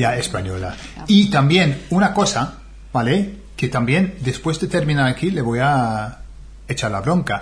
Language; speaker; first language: Spanish; non-native, fluent; English